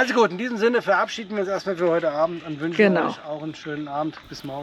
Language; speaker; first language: German; native; German